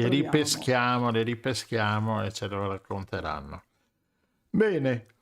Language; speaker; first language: Italian; native; Italian